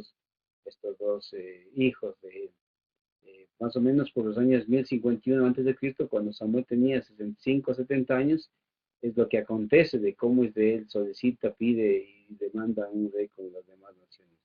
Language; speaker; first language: Spanish; native; Spanish